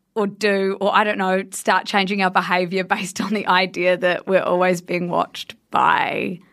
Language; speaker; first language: English; native; English